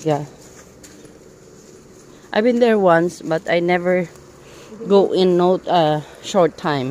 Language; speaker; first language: English; non-native, learner; Filipino